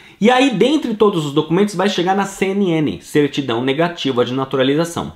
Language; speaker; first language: Portuguese; native; Portuguese